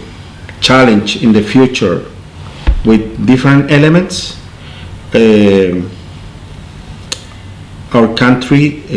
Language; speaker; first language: English; non-native, learner; Spanish